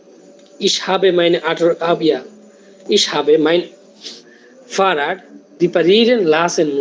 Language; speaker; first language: German; non-native, learner; Bangla